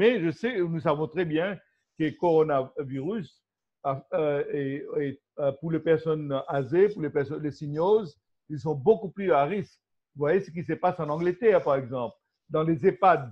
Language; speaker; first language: French; non-native, local second language; Morisyen